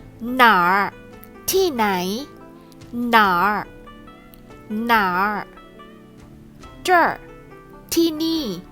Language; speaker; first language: Chinese; non-native, fluent; Thai